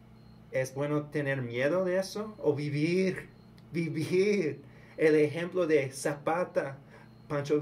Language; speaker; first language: Spanish; non-native, learner; English